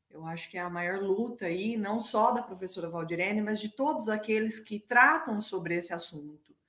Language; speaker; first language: Portuguese; native; Portuguese